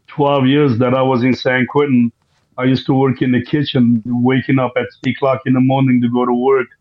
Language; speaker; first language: English; non-native, fluent; Armenian